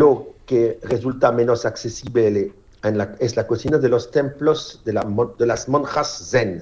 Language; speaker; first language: Spanish; non-native, learner; French